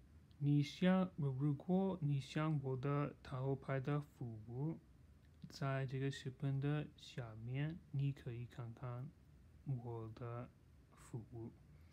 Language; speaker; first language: Chinese; non-native, learner; English